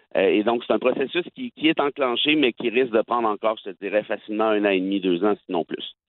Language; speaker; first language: French; native; French